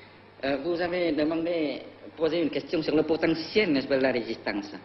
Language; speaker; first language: French; non-native, fluent; Vietnamese